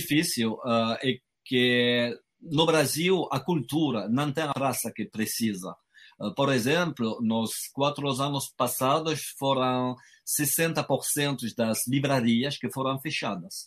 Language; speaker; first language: Portuguese; non-native, fluent; French